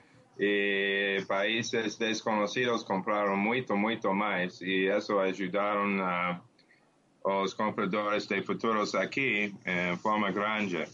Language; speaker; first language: Portuguese; non-native, learner; English